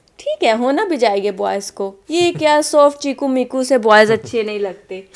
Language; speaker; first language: Urdu; native; Urdu